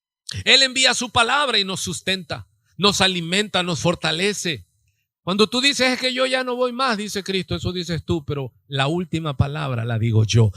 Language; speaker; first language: Spanish; native; Spanish